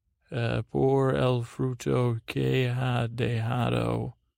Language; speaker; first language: Spanish; non-native, learner; English